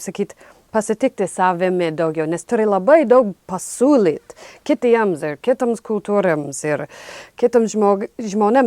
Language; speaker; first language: Lithuanian; non-native, fluent; English